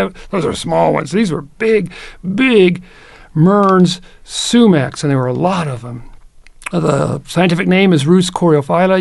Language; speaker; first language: English; native; English